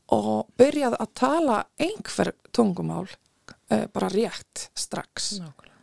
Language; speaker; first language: Icelandic; non-native, fluent; Polish